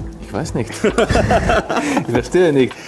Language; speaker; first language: German; non-native, learner; French